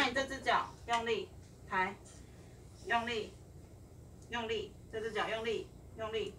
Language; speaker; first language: Chinese; native; Chinese